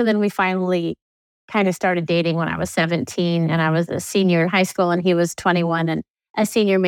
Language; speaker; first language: English; native; English